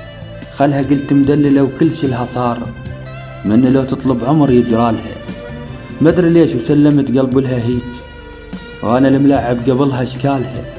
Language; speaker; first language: Arabic; native; Arabic